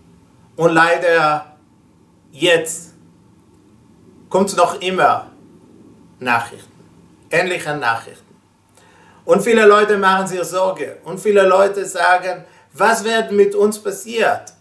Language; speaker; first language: German; non-native, fluent; Hebrew